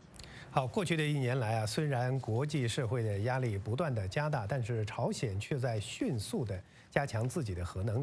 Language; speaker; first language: Chinese; native; Chinese